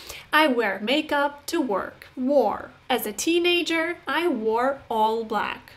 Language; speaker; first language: English; non-native, fluent; Russian